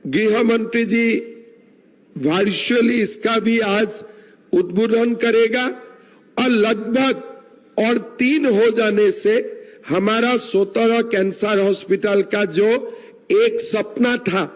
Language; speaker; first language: Hindi; non-native, local second language; Assamese